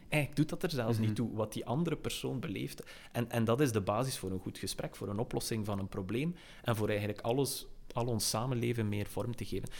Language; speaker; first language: Dutch; native; Dutch